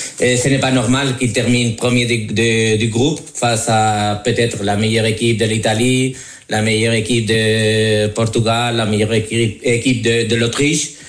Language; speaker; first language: French; non-native, learner; Spanish